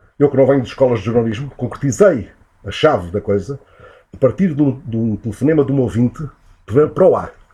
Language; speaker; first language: Portuguese; native; Portuguese